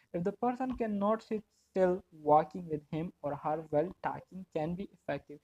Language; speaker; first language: English; non-native, local second language; Urdu